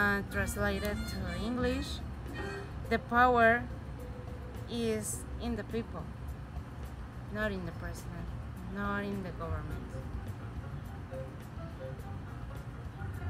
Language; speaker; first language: English; non-native, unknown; Spanish